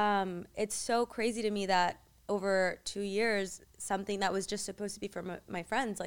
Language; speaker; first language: English; early bilingual, other home language; Spanish